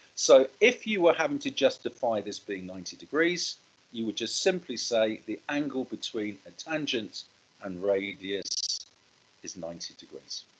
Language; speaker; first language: English; native; English